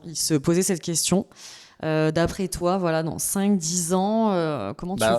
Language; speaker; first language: French; native; French